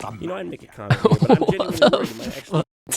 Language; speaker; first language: English; native; English